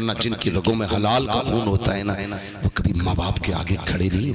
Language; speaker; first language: Hindi; native; Hindi